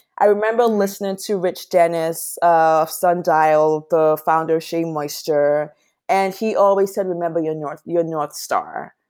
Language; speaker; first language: English; non-native, local second language; Yoruba